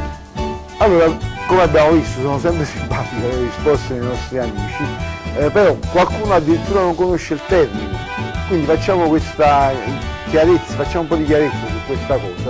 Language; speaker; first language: Italian; native; Italian